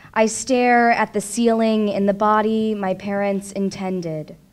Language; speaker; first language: English; native; English